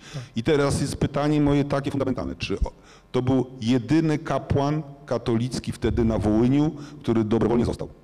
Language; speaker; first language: Polish; native; Polish